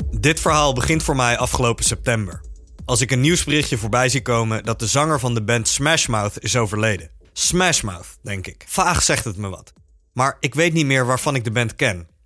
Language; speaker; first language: Dutch; native; Dutch